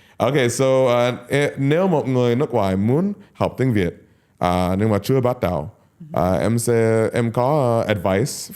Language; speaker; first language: Vietnamese; non-native, learner; English